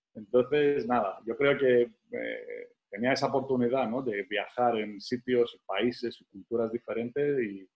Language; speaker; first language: Spanish; non-native, fluent; Greek